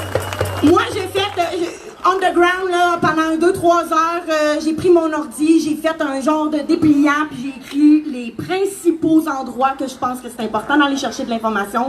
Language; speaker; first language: French; native; French